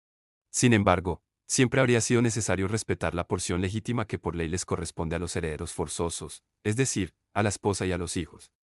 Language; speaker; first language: Spanish; native; Spanish